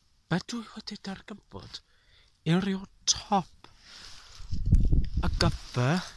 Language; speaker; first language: Welsh; non-native, learner; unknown